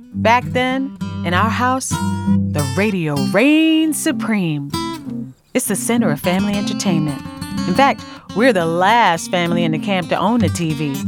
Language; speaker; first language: English; native; English